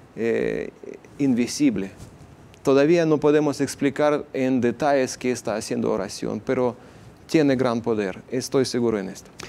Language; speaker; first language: Spanish; non-native, fluent; Ukrainian